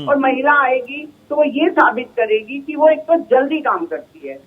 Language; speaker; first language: Hindi; native; Hindi